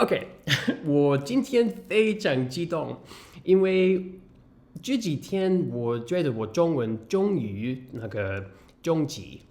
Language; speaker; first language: Chinese; non-native, learner; English